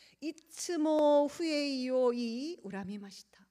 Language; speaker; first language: Japanese; non-native, learner; Korean